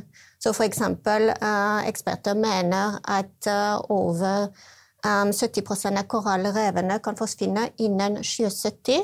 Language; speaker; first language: Norwegian; non-native, fluent; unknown